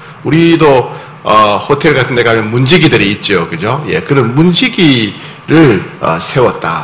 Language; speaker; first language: Korean; native; Korean